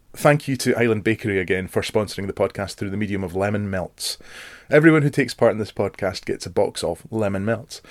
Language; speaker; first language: English; native; English